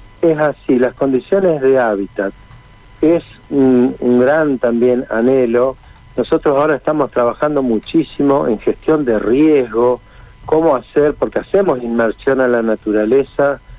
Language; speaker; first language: Spanish; native; Spanish